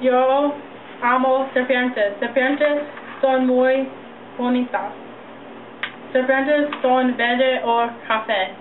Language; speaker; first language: Spanish; non-native, learner; English